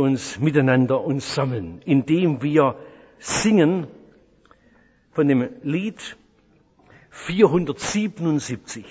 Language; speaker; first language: German; native; German